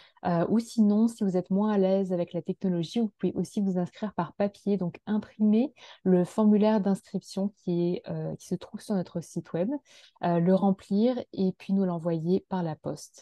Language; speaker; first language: French; native; French